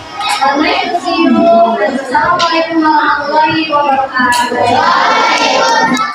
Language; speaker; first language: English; non-native, learner; Indonesian